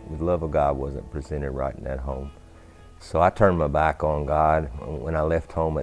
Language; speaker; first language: English; native; English